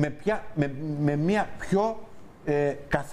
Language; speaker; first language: Greek; native; Greek